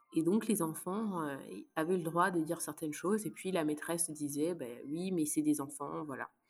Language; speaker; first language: French; native; French